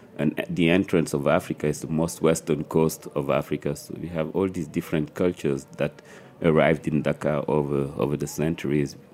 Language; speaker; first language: English; non-native, fluent; French